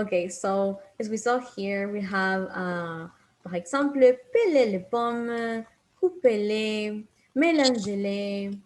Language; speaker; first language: French; non-native, fluent; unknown